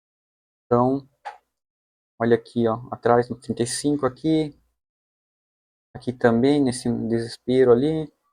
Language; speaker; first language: Portuguese; native; Portuguese